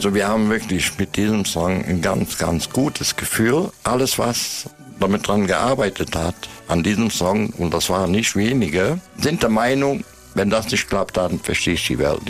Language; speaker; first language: German; native; German